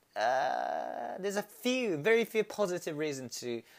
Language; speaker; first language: English; non-native, fluent; Japanese